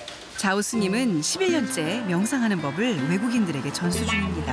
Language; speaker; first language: Korean; native; Korean